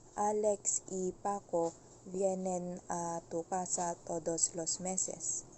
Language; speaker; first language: Spanish; non-native, learner; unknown